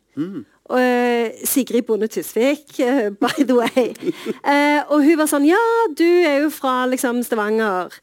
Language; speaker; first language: Norwegian; native; Norwegian